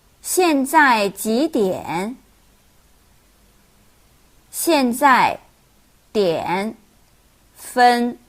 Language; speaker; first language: Chinese; non-native, fluent; Korean